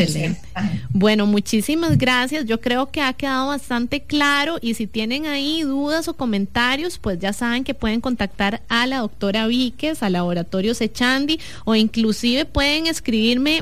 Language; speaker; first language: Spanish; native; Spanish